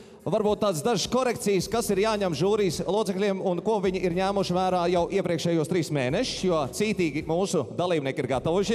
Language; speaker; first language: Latvian; native; Latvian